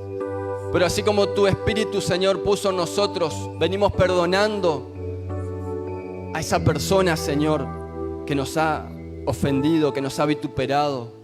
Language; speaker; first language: Spanish; native; Spanish